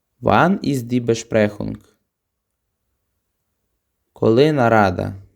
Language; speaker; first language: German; non-native, fluent; Ukrainian